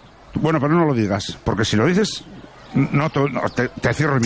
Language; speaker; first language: Spanish; native; Spanish